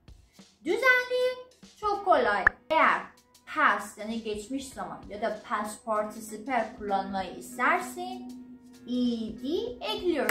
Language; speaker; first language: Turkish; non-native, fluent; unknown